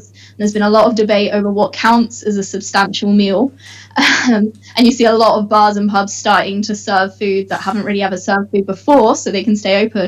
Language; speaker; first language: English; native; English